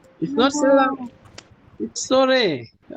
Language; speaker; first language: English; non-native, fluent; Nyanja